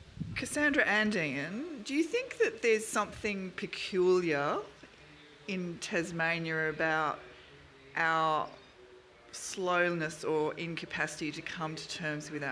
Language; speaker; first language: English; native; English